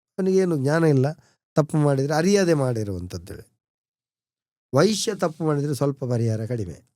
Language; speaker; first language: Kannada; non-native, local second language; Tulu